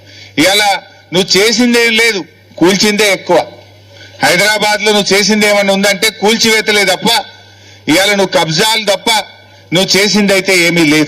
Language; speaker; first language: Telugu; native; Telugu